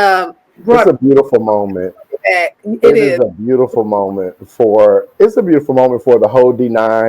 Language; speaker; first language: English; native; English